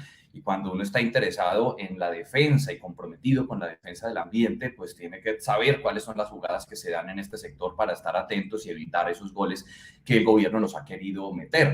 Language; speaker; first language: Spanish; native; Spanish